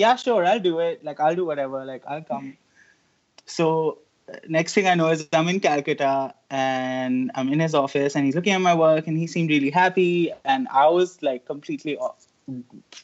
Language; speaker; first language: English; non-native, local second language; Hindi